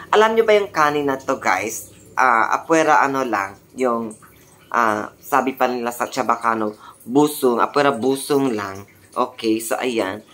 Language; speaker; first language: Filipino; non-native, local second language; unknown